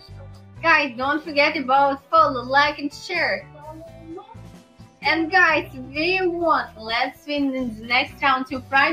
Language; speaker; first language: English; non-native, learner; Russian